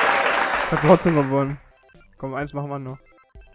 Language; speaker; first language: German; native; German